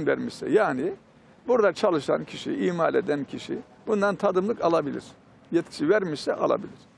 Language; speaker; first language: Turkish; native; Turkish